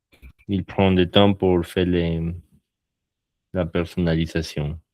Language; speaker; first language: French; non-native, learner; Spanish